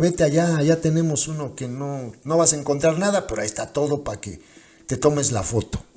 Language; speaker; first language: Spanish; native; Spanish